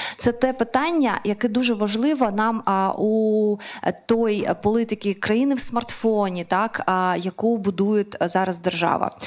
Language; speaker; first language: Ukrainian; non-native, local second language; Russian